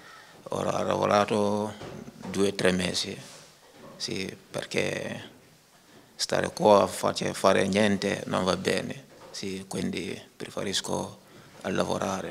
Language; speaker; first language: Italian; non-native, learner; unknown